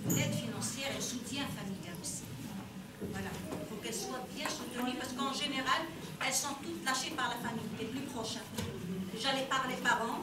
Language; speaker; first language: French; non-native, local second language; Arabic